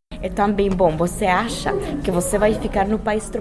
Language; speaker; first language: Portuguese; non-native, fluent; Czech